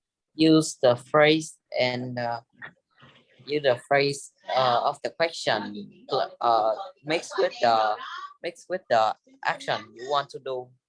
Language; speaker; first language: English; non-native, learner; Vietnamese